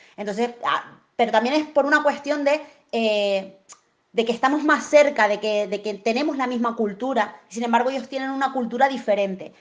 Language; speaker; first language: Spanish; native; Spanish